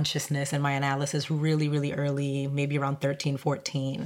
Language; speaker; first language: English; non-native, fluent; Spanish